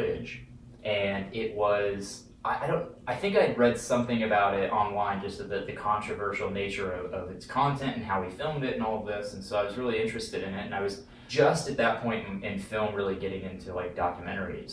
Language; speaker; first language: English; native; English